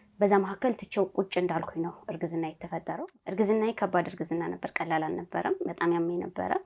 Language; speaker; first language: Amharic; native; Amharic